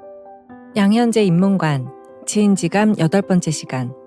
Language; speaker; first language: Korean; native; Korean